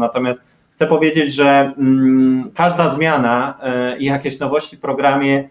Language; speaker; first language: Polish; native; Polish